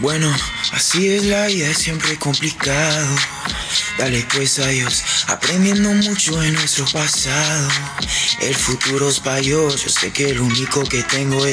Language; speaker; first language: Spanish; early bilingual, heritage; English